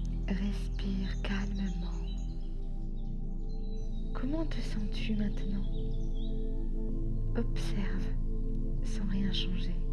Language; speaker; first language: French; native; French